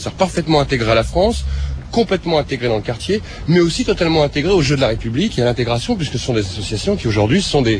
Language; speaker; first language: French; native; French